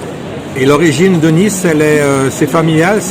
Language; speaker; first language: French; native; French